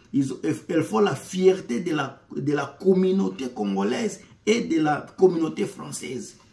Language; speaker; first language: French; non-native, local second language; Lingala